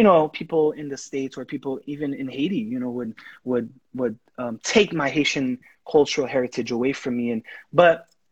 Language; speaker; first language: English; non-native, fluent; Haitian Creole